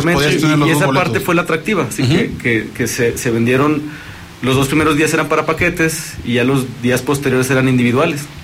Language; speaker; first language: Spanish; native; Spanish